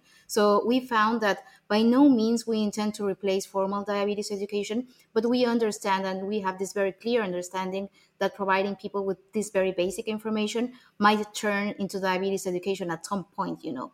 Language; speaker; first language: English; non-native, fluent; Spanish